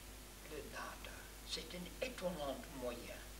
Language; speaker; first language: French; non-native, fluent; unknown